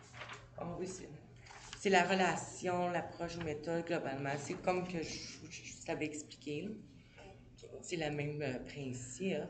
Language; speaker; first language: French; native; French